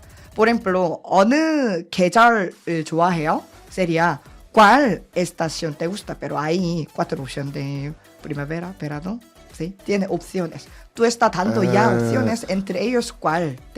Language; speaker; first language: Spanish; non-native, learner; Korean